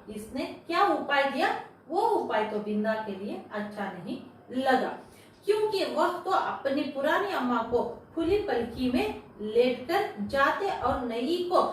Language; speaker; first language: Hindi; non-native, local second language; Kannada